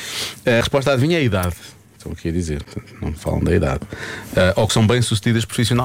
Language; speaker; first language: Portuguese; native; Portuguese